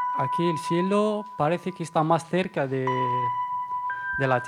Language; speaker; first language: Spanish; non-native, learner; Arabic